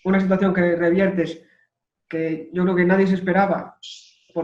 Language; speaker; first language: Spanish; native; Spanish